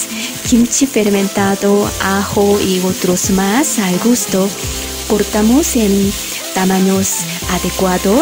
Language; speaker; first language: Spanish; non-native, learner; Korean